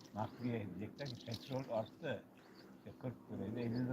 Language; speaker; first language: Turkish; native; Turkish